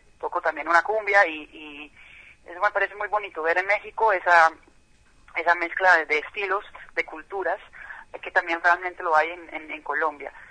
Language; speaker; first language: Spanish; non-native, fluent; Dutch